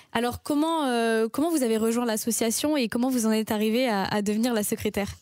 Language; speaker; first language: French; native; French